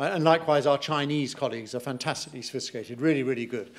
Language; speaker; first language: English; native; English